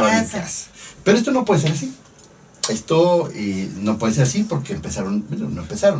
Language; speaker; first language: Spanish; native; Spanish